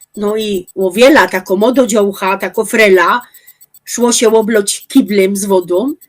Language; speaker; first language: Polish; native; Polish